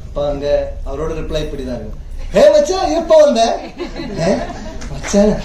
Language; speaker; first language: Tamil; non-native, learner; Malayalam